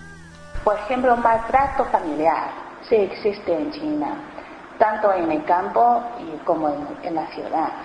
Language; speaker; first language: Spanish; non-native, learner; Chinese